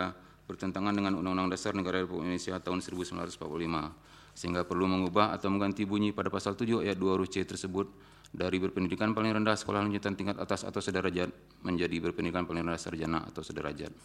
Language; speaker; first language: Indonesian; native; Indonesian